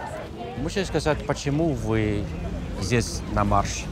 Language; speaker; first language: Russian; non-native, fluent; Dutch